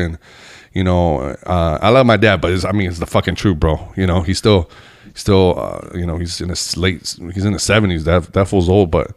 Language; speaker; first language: English; early bilingual, other home language; Spanish